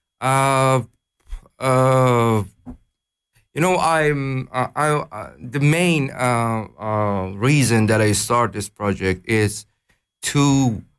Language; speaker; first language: English; non-native, learner; Persian